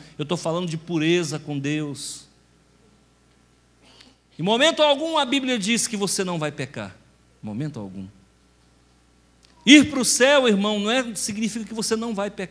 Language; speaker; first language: Portuguese; native; Portuguese